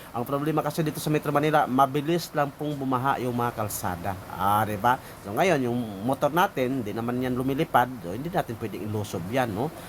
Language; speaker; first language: Filipino; non-native, local second language; Cebuano